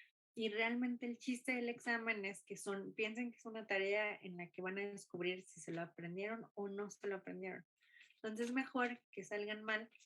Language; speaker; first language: Spanish; non-native, fluent; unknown